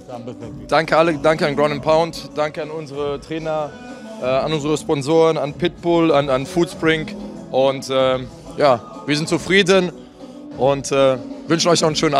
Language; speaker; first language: German; native; German